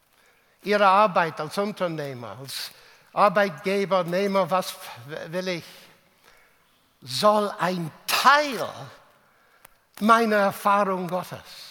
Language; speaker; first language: German; non-native, fluent; English